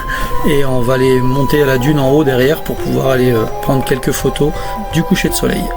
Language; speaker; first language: French; native; French